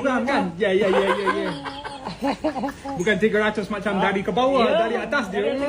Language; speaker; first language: Malay; native; Malay